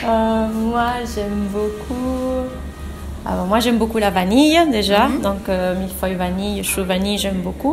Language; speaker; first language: French; non-native, fluent; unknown